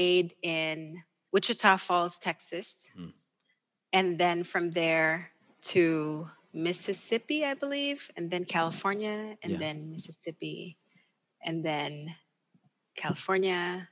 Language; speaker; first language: English; non-native, local second language; Pampanga